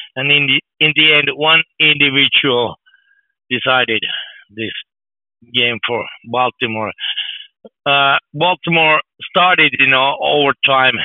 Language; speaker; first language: English; non-native, fluent; Finnish